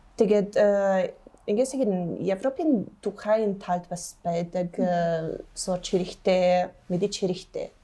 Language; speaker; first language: Mongolian; non-native, learner; Hungarian